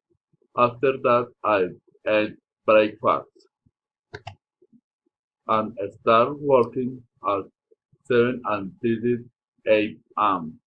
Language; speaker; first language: English; non-native, learner; Spanish